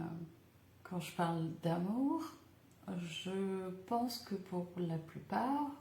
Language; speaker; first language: French; native; French